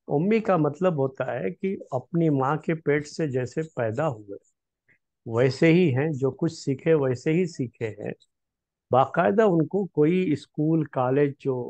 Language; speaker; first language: Hindi; native; Hindi